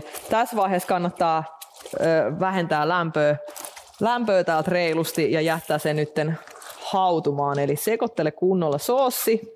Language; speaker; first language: Finnish; non-native, fluent; Russian